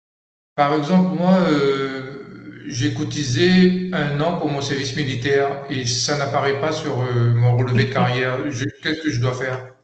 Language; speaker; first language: French; native; French